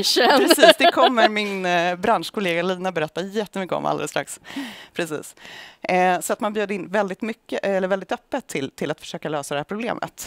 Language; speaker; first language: Swedish; native; Swedish